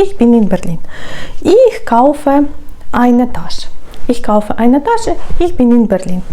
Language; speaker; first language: German; non-native, fluent; Ukrainian